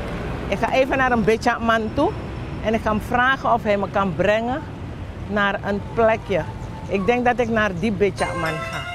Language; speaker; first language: Dutch; non-native, local second language; Javanese